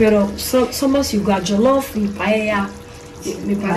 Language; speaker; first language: Spanish; non-native, learner; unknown